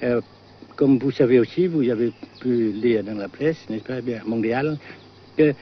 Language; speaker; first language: French; non-native, fluent; Vietnamese